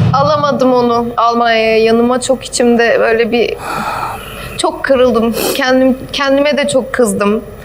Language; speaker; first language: Turkish; early bilingual, heritage; German